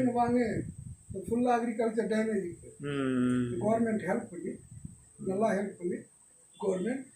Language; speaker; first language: Tamil; non-native, learner; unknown